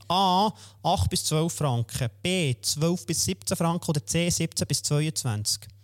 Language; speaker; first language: German; native; German